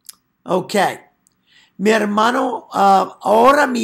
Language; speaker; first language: Spanish; non-native, fluent; English